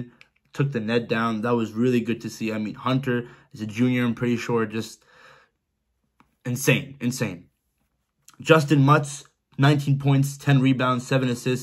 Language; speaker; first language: English; native; English